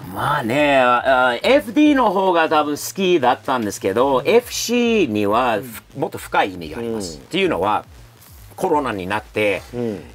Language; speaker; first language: Japanese; non-native, fluent; English